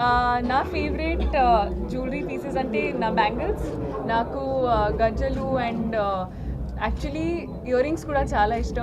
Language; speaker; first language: Telugu; non-native, learner; Hindi